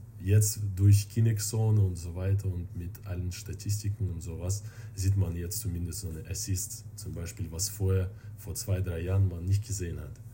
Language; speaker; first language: German; non-native, fluent; Russian